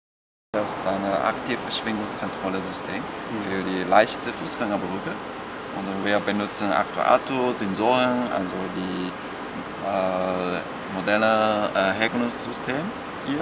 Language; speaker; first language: German; non-native, learner; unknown